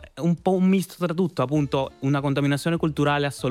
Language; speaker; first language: Italian; non-native, fluent; Spanish